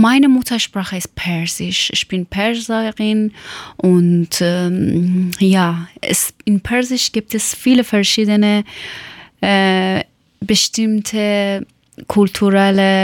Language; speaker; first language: German; non-native, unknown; Persian